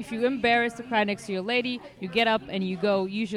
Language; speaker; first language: English; non-native, fluent; Hebrew